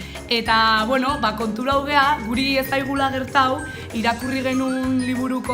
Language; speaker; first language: Basque; native; Basque